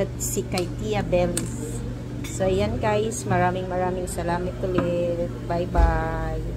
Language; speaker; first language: Filipino; native; Filipino